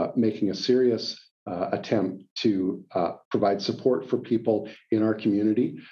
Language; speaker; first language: English; native; English